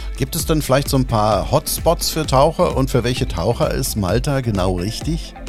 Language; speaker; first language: German; native; German